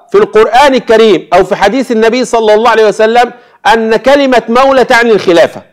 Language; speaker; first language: Arabic; native; Arabic